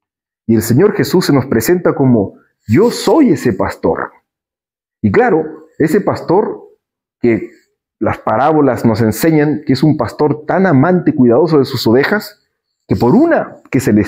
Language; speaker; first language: Spanish; native; Spanish